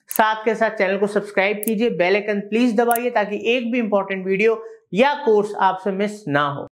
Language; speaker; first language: Hindi; native; Hindi